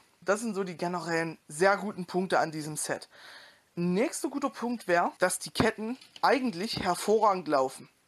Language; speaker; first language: German; native; German